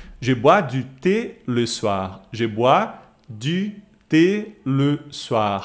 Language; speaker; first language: French; non-native, fluent; Portuguese